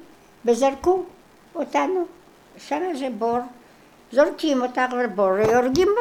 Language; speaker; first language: Hebrew; non-native, local second language; Polish